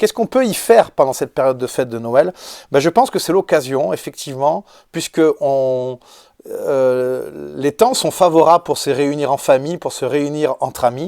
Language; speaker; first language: French; native; French